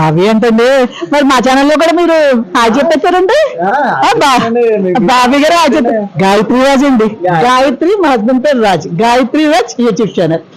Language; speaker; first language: Telugu; native; Telugu